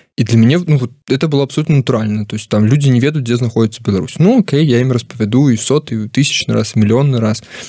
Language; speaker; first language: Belarusian; non-native, local second language; Russian